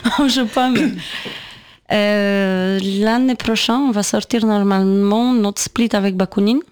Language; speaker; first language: French; non-native, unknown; Polish